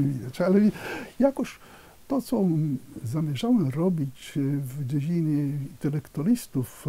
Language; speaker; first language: Polish; non-native, fluent; Italian